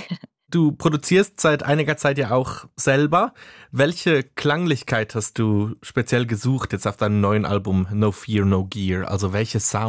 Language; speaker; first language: German; native; German